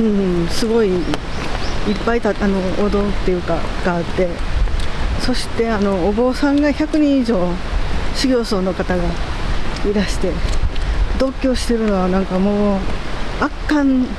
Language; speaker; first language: Japanese; native; Japanese